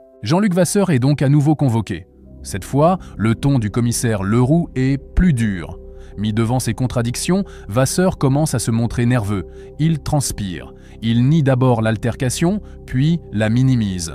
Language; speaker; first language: French; native; French